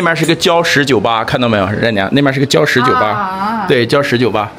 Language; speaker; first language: Chinese; native; Chinese